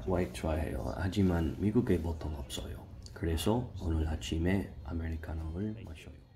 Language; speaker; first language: Korean; non-native, learner; English